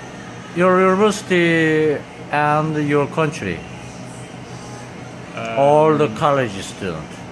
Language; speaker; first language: English; non-native, learner; Korean